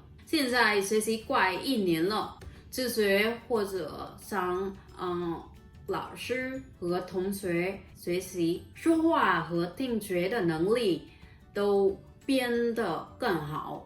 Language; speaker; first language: Chinese; non-native, learner; Vietnamese